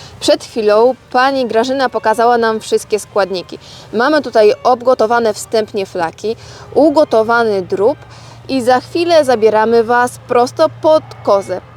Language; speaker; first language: Polish; native; Polish